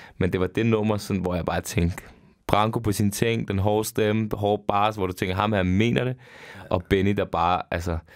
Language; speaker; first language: Danish; early bilingual, other home language; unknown